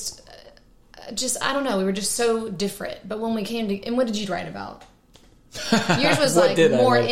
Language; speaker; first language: English; native; English